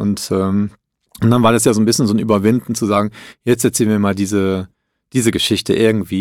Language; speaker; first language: German; early bilingual, other home language; Italian